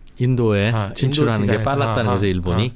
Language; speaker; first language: Korean; native; Korean